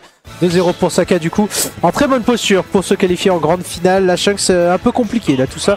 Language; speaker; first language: French; native; French